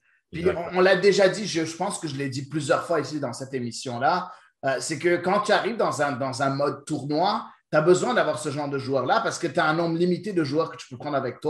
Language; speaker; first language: French; native; French